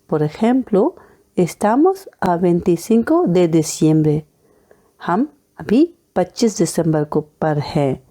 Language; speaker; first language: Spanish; non-native, fluent; Hindi